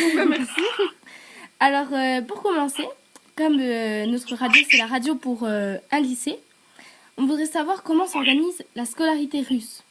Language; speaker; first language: French; native; French